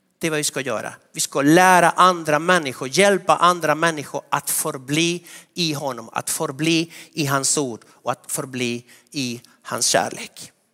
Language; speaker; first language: Swedish; non-native, fluent; Spanish